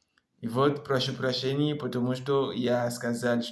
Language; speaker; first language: Russian; non-native, learner; French